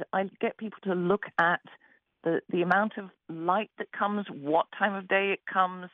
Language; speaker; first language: English; native; English